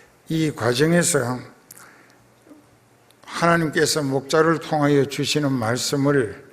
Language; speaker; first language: Korean; native; Korean